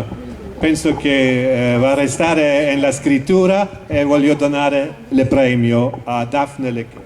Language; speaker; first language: Italian; non-native, learner; Swedish